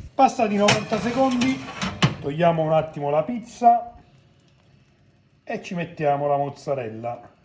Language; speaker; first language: Italian; native; Italian